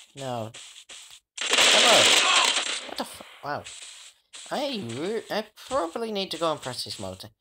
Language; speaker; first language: English; native; English